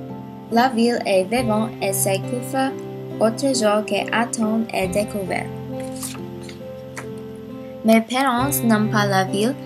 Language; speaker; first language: French; non-native, learner; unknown